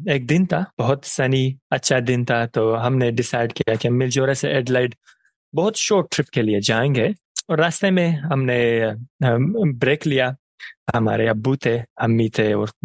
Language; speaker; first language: Urdu; non-native, fluent; Persian